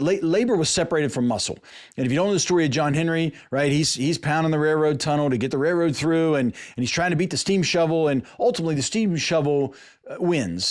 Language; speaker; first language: English; native; English